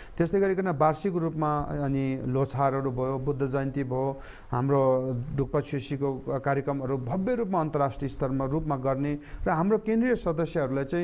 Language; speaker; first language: Nepali; non-native, local second language; Eastern Tamang